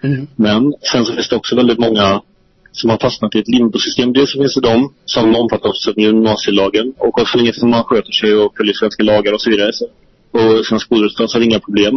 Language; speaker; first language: Swedish; native; Swedish